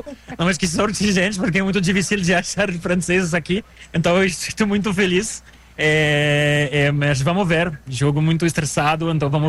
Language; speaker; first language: Portuguese; non-native, learner; French